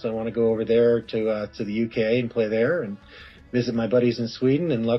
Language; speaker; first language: English; native; English